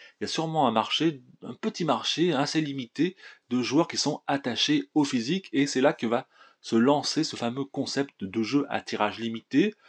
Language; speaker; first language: French; native; French